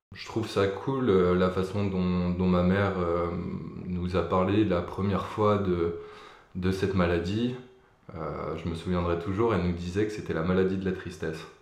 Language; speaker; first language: French; native; French